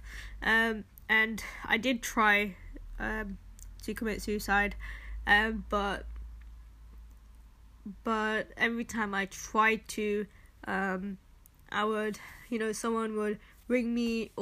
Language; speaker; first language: English; native; English